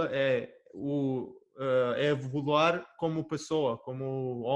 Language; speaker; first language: Portuguese; early bilingual, heritage; Portuguese